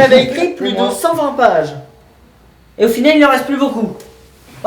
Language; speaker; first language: French; native; French